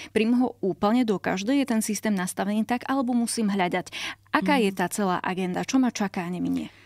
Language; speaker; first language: Slovak; native; Slovak